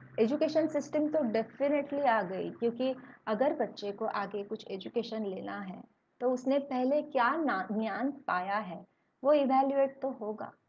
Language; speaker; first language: Hindi; non-native, local second language; Marathi